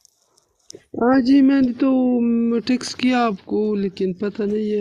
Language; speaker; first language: Hindi; non-native, local second language; Pashto